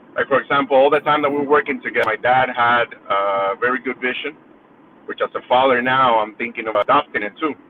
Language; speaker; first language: English; early bilingual, other home language; Spanish